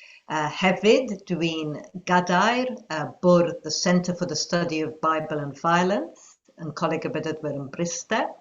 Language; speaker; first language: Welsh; non-native, fluent; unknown